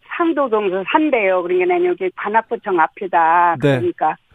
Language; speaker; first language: Korean; native; Korean